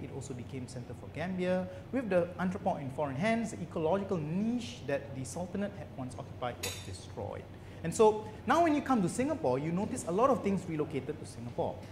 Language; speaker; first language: English; non-native, local second language; Malay